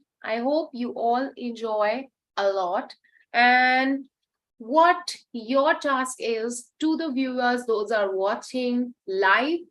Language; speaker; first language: English; non-native, local second language; Hindi